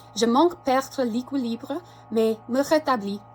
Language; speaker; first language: French; non-native, fluent; English